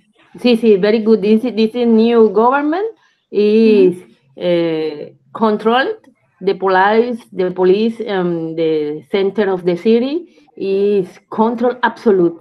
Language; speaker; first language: English; non-native, learner; Spanish